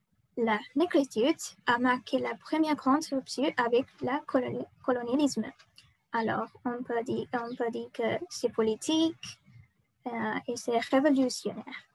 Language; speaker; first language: French; non-native, learner; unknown